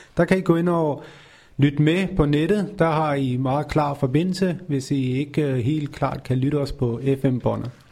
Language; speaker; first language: Danish; non-native, fluent; Urdu